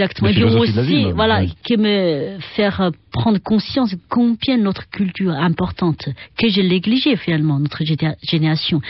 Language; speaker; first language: French; non-native, fluent; Chinese